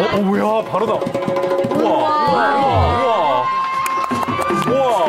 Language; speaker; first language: Korean; native; Korean